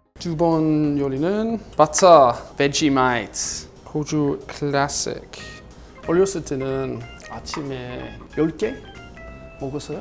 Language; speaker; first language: Korean; non-native, learner; English